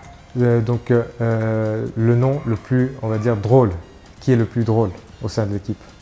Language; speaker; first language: French; non-native, fluent; Turkish